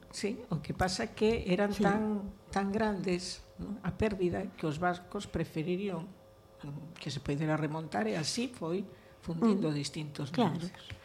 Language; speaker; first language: Galician; native; Galician